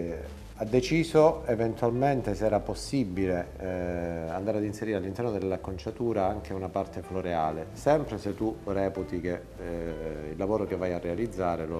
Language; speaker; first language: Italian; native; Italian